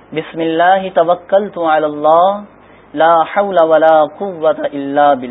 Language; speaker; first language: Urdu; native; Urdu